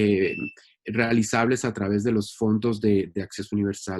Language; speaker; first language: Spanish; native; Spanish